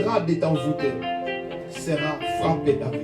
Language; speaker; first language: French; non-native, local second language; Lingala